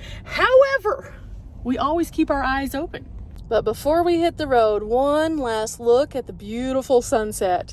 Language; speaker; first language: English; native; English